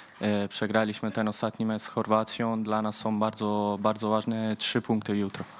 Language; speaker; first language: Polish; early bilingual, heritage; Polish